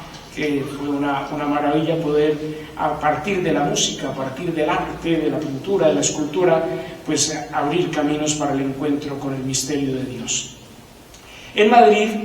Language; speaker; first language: Spanish; native; Spanish